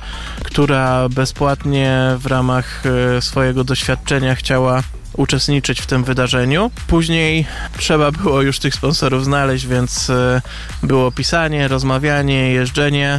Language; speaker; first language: Polish; native; Polish